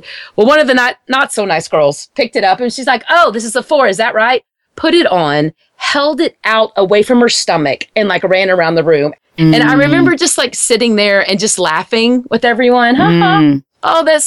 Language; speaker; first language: English; native; English